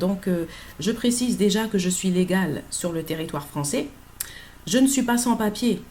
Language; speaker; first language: French; native; French